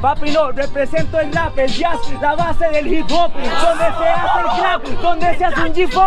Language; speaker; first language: Spanish; native; Spanish